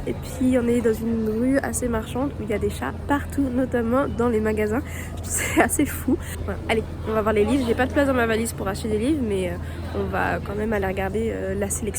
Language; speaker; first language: French; native; French